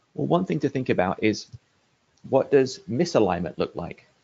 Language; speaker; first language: English; native; English